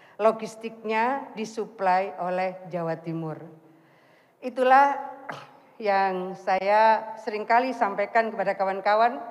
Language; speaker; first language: Indonesian; native; Indonesian